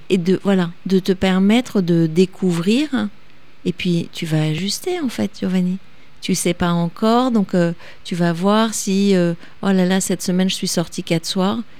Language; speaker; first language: French; native; French